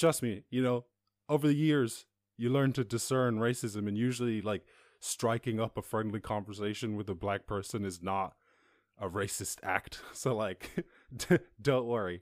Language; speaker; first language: English; native; English